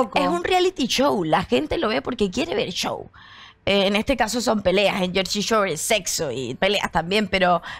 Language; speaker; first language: Spanish; native; Spanish